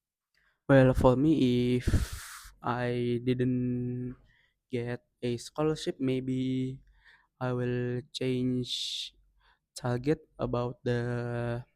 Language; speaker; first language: English; non-native, learner; Indonesian